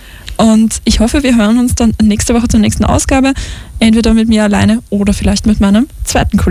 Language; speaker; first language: German; native; German